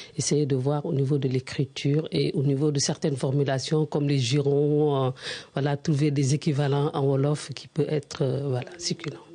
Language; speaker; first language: French; non-native, local second language; Wolof